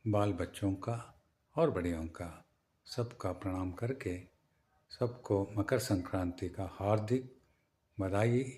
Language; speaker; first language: Hindi; non-native, local second language; Kannada